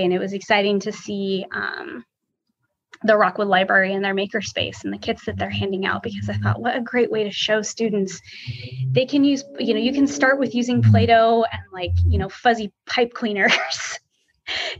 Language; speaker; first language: English; native; English